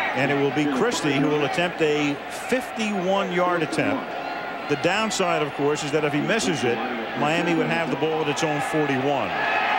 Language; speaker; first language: English; native; English